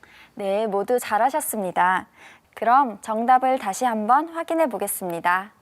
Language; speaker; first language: Korean; native; Korean